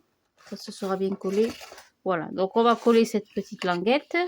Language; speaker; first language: French; native; French